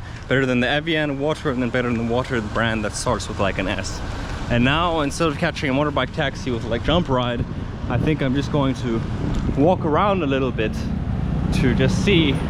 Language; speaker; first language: English; non-native, fluent; Finnish